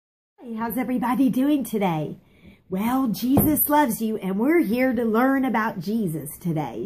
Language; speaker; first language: English; native; English